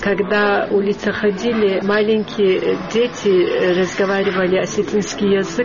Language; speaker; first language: Russian; non-native, learner; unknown